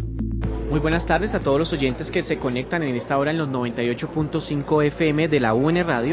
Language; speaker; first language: Spanish; native; Spanish